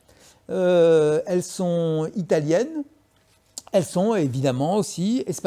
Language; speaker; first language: French; native; French